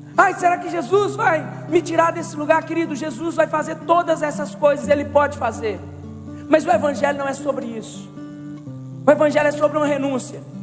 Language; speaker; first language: Portuguese; native; Portuguese